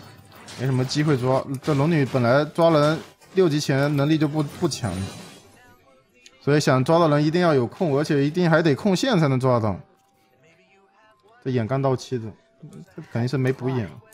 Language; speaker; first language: Chinese; native; Chinese